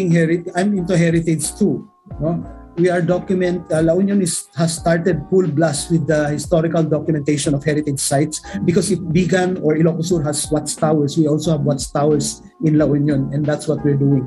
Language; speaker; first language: English; non-native, local second language; Iloko